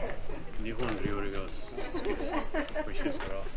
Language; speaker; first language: Japanese; non-native, learner; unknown